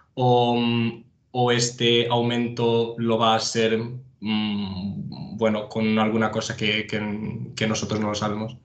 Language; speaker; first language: Spanish; non-native, fluent; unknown